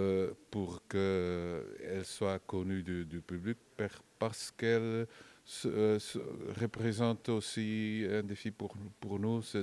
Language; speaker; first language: French; non-native, fluent; Portuguese